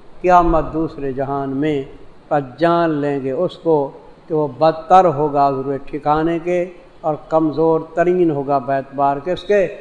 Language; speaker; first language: Urdu; non-native, local second language; Saraiki